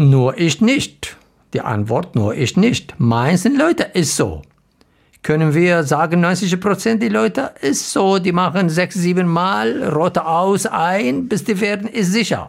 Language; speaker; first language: German; non-native, learner; Arabic